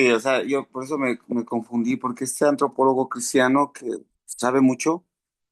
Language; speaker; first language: Spanish; native; Spanish